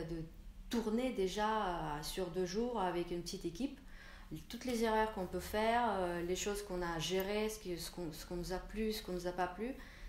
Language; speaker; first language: French; non-native, fluent; Russian